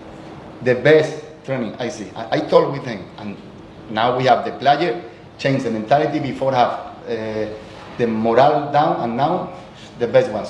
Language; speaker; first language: English; non-native, learner; Spanish